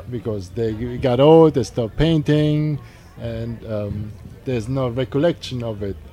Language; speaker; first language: English; non-native, fluent; German